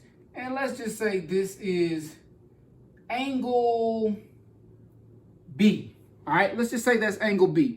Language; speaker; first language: English; native; English